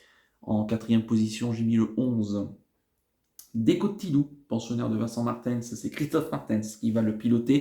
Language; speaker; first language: French; native; French